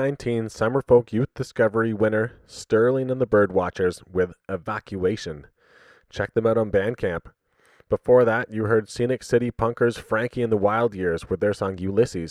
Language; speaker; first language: English; native; English